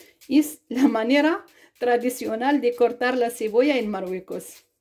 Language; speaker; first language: Spanish; non-native, fluent; Arabic